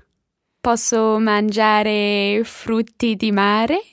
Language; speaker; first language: Italian; non-native, learner; English